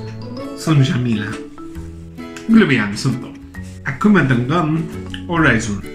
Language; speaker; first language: Romanian; non-native, learner; English